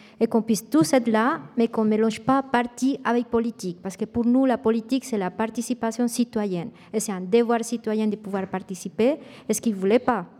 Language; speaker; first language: French; non-native, fluent; Spanish